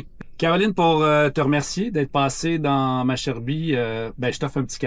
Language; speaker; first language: French; native; French